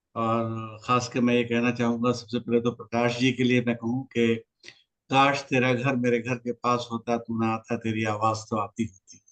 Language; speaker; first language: Hindi; native; Hindi